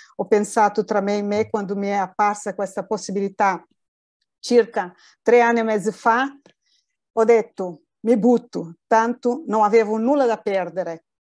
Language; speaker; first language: Italian; non-native, fluent; Portuguese